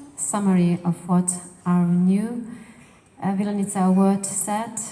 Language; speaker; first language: English; non-native, fluent; Slovenian